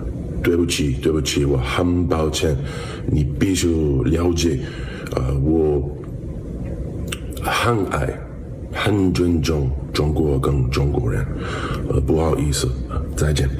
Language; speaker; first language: Chinese; non-native, learner; English